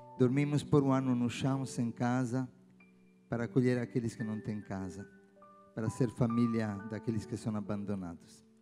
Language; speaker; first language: Portuguese; non-native, fluent; Italian